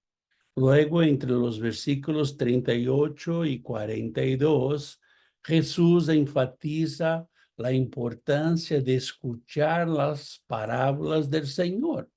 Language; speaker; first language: Spanish; non-native, fluent; Portuguese